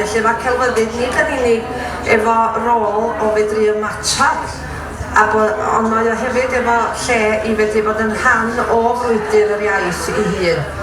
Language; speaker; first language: Welsh; native; Welsh